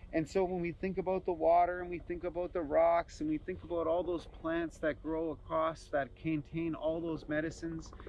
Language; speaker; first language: English; native; English